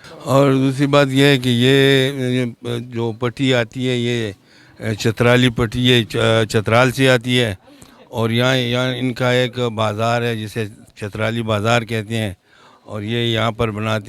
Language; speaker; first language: Hindi; non-native, local second language; Pashto